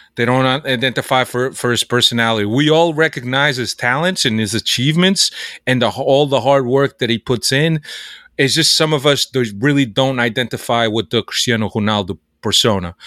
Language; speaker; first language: English; early bilingual, other home language; Portuguese